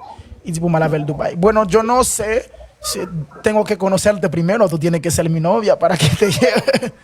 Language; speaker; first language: Spanish; non-native, fluent; Haitian Creole